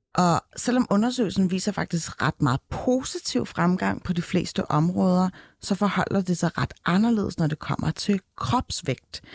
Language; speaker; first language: Danish; early bilingual, other home language; Turkish